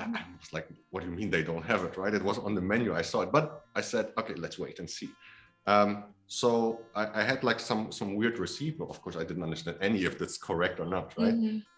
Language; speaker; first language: English; non-native, fluent; Polish